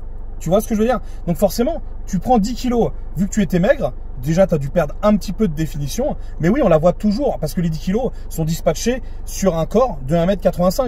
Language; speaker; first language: French; native; French